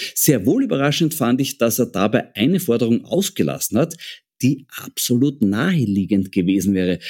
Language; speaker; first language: German; native; German